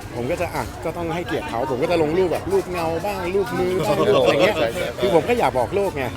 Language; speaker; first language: Thai; early bilingual, heritage; Danish